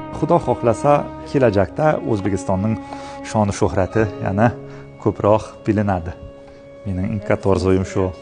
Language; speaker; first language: Uzbek; non-native, fluent; English